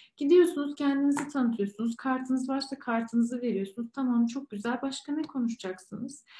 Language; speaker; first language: Turkish; native; Turkish